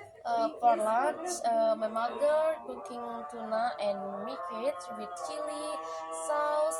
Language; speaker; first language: English; non-native, learner; Indonesian